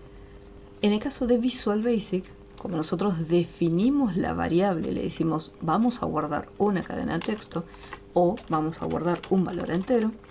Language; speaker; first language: Spanish; native; Spanish